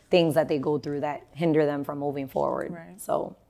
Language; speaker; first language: English; native; English